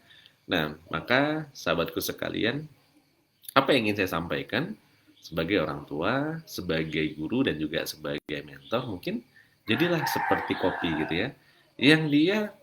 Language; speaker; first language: Indonesian; native; Indonesian